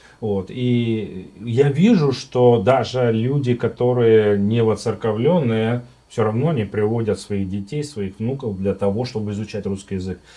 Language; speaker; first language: Russian; native; Russian